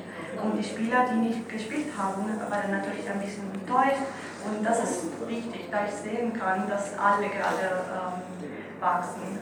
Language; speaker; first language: German; non-native, fluent; Italian